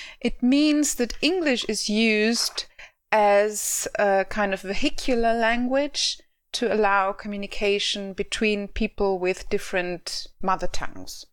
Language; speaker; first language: English; non-native, fluent; German